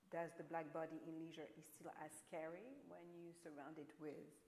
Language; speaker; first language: English; non-native, fluent; French